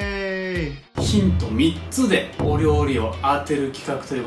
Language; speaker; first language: Japanese; native; Japanese